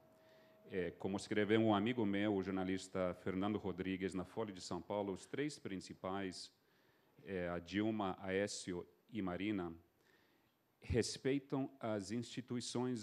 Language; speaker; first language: Portuguese; non-native, fluent; English